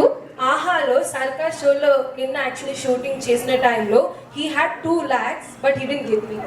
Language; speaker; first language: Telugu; non-native, fluent; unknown